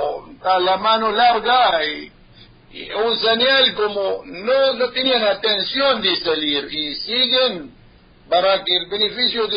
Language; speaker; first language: Spanish; non-native, learner; Arabic